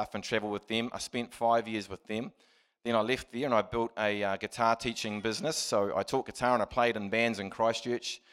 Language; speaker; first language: English; native; English